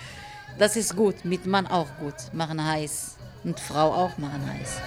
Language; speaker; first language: German; non-native, learner; Arabic